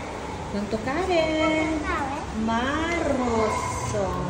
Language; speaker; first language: Italian; non-native, learner; Filipino